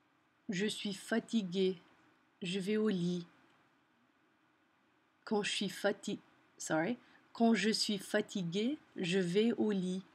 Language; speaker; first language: French; non-native, fluent; English